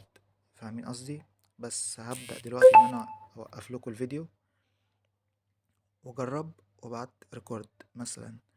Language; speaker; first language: Arabic; native; Arabic